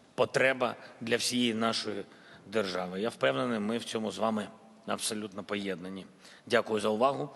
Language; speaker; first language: Ukrainian; non-native, local second language; Russian